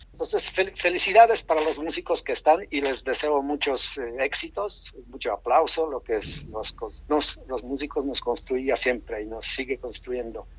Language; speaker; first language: Spanish; non-native, fluent; Polish